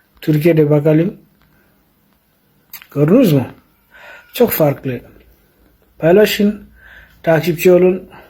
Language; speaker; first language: Turkish; non-native, fluent; Fula